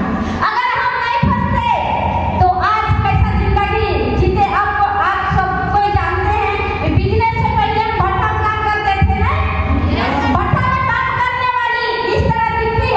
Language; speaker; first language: Hindi; non-native, local second language; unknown